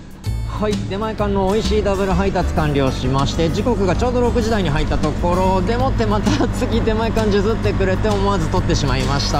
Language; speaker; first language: Japanese; native; Japanese